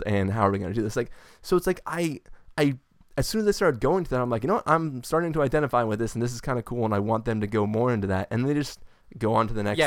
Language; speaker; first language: English; native; English